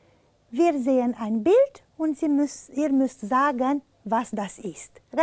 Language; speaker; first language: German; non-native, fluent; Romanian